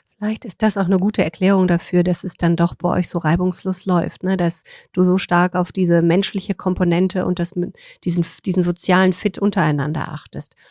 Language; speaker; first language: German; native; German